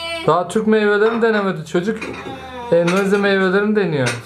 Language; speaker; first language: Turkish; native; Turkish